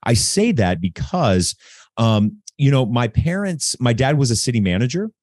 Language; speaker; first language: English; native; English